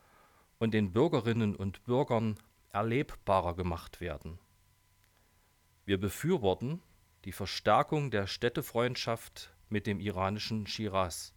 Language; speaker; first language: German; native; German